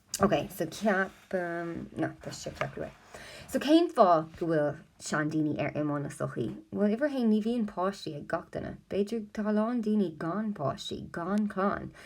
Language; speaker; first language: Irish; non-native, local second language; English